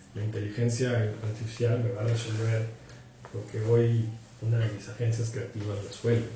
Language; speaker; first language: Spanish; native; Spanish